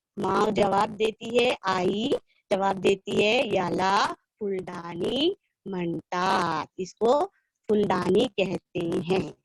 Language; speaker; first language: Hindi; non-native, local second language; Urdu